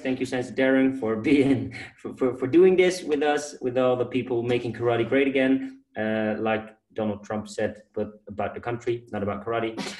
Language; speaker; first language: English; non-native, fluent; Dutch